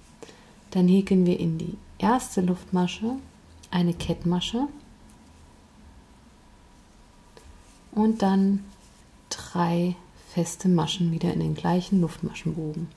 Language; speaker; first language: German; native; German